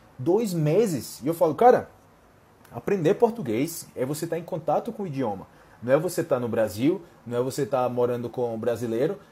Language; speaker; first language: Portuguese; native; Portuguese